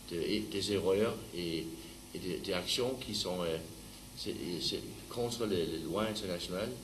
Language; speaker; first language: French; non-native, learner; Danish